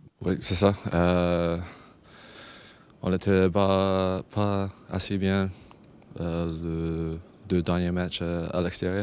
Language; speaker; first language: French; non-native, fluent; English